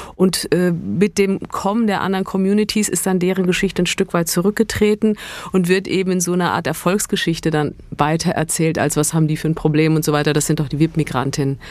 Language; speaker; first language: German; early bilingual, other home language; Italian